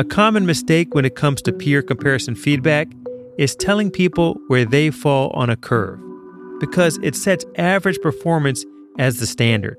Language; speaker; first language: English; native; English